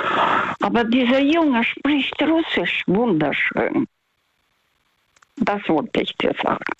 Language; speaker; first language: German; non-native, fluent; Russian